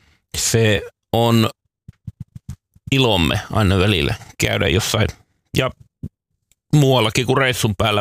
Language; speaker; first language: Finnish; native; Finnish